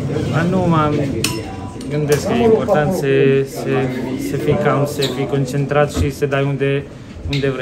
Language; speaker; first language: Romanian; non-native, local second language; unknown